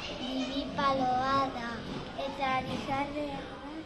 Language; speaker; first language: Basque; non-native, local second language; Spanish